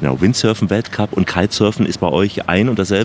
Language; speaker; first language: German; native; German